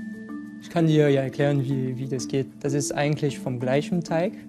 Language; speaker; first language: German; non-native, fluent; French